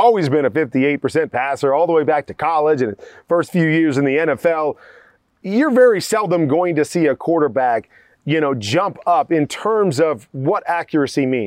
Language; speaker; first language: English; native; English